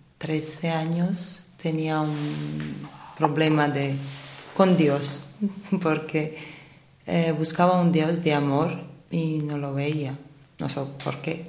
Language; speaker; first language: Spanish; non-native, fluent; Italian